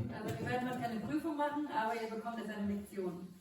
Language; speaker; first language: German; native; German